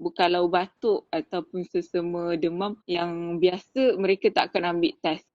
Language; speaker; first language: Malay; native; Malay